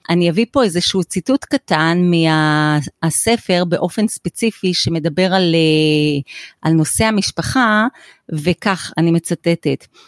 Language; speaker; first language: Hebrew; native; Hebrew